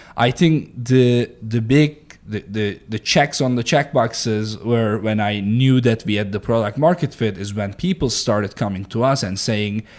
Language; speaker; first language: English; non-native, fluent; Turkish